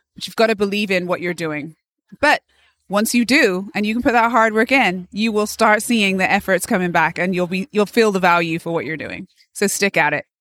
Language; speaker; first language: English; native; English